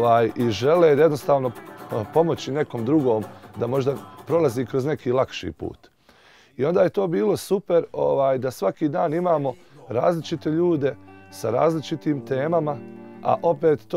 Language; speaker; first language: Bosnian; native; Bosnian